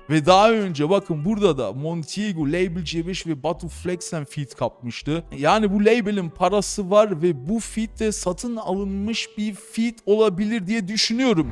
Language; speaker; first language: Turkish; early bilingual, heritage; Turkish